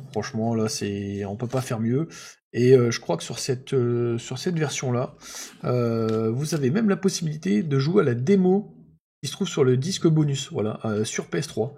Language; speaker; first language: French; native; French